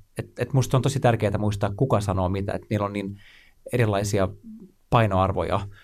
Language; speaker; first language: Finnish; non-native, local second language; Swedish